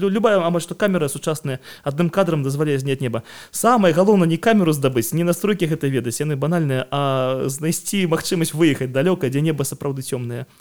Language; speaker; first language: Belarusian; non-native, local second language; Russian